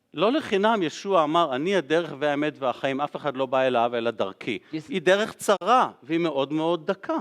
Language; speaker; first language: Hebrew; native; Hebrew